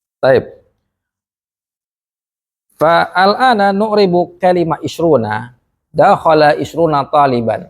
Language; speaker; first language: Arabic; non-native, fluent; Indonesian